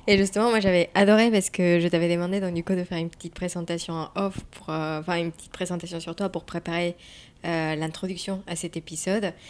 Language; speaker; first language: French; non-native, fluent; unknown